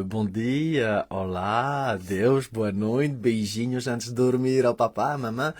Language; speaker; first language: Portuguese; early bilingual, heritage; Portuguese